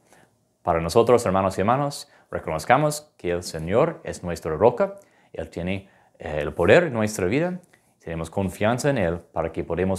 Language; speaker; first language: Spanish; non-native, fluent; English